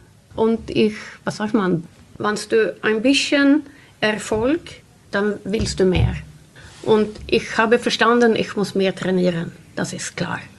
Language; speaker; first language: German; non-native, learner; Swedish